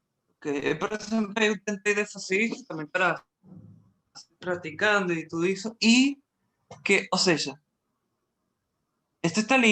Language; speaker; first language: Portuguese; non-native, fluent; Spanish